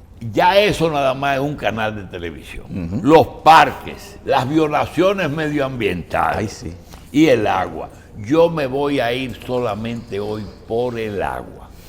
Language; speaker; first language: Spanish; native; Spanish